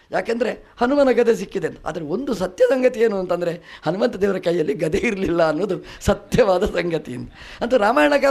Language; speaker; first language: Kannada; non-native, local second language; Tulu